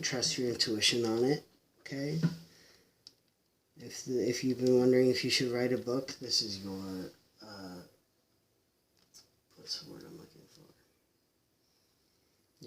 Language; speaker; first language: English; native; English